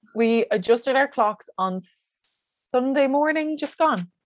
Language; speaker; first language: English; native; English